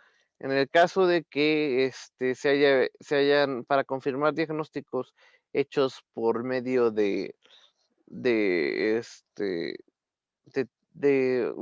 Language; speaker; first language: Spanish; native; Spanish